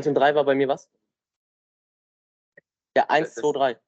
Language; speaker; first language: German; native; German